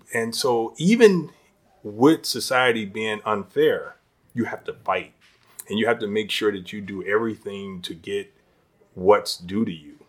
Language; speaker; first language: English; native; English